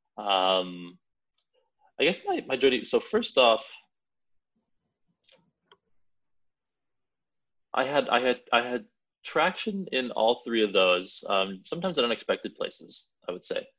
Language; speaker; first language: English; native; English